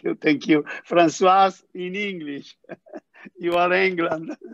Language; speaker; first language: English; non-native, fluent; Italian